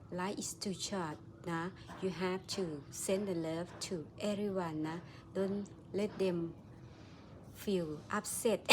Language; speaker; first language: English; non-native, learner; Thai